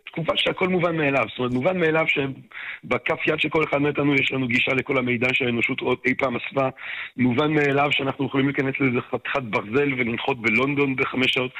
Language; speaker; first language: Hebrew; non-native, fluent; French